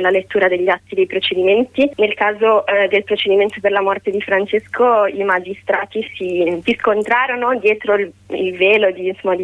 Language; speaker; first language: Italian; native; Italian